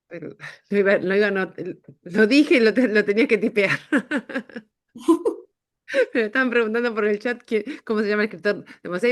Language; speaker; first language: Spanish; native; Spanish